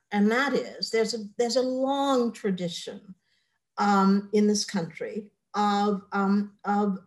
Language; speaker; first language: English; native; English